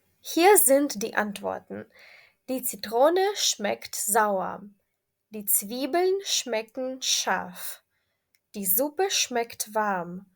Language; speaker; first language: German; non-native, fluent; Ukrainian